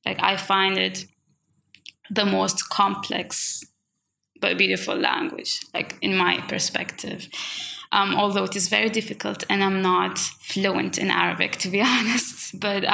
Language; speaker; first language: English; non-native, fluent; Swahili